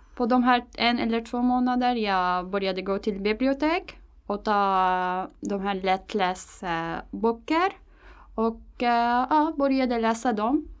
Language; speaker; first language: Swedish; non-native, fluent; Arabic